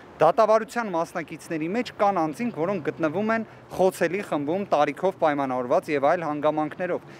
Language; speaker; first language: Armenian; native; Armenian